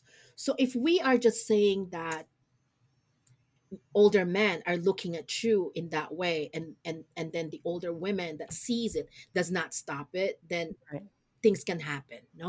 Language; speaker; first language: English; non-native, local second language; Filipino